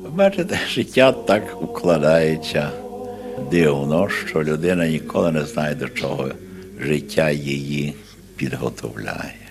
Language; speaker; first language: Ukrainian; early bilingual, heritage; Ukrainian